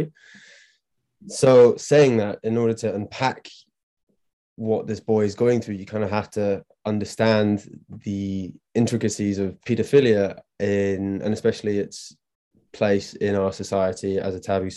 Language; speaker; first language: English; native; English